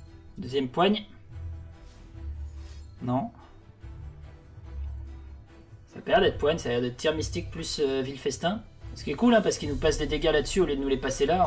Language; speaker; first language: French; native; French